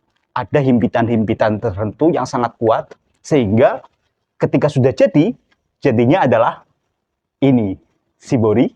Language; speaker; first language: Indonesian; native; Indonesian